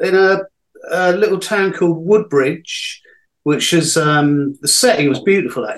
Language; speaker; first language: English; native; English